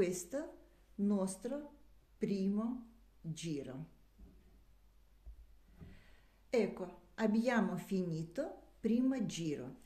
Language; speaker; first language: Italian; non-native, learner; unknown